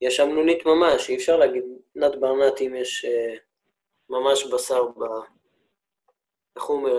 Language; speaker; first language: Hebrew; native; Hebrew